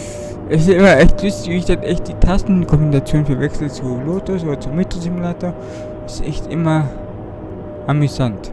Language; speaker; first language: German; native; German